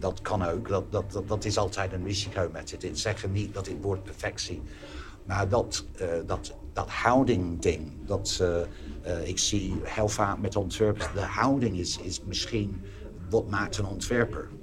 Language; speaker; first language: Dutch; non-native, fluent; English